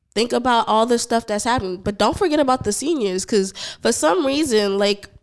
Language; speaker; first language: English; native; English